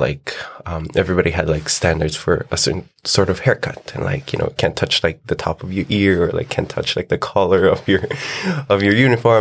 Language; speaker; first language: English; non-native, local second language; Filipino